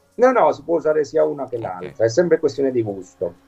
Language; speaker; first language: Italian; native; Italian